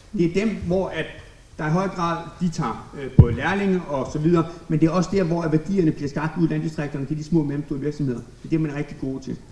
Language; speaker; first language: Danish; native; Danish